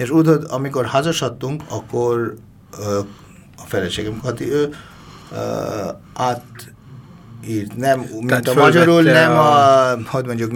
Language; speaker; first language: Hungarian; non-native, fluent; Bangla